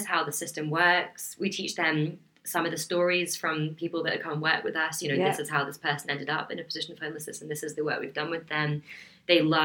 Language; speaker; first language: English; native; English